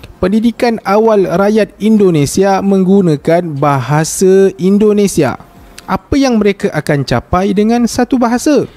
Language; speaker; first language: Malay; native; Malay